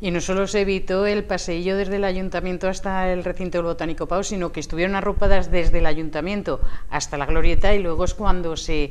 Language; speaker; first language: Spanish; native; Spanish